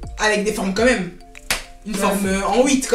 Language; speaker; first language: French; native; French